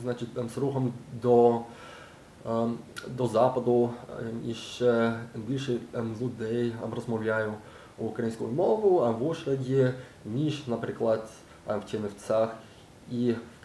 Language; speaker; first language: Ukrainian; non-native, learner; English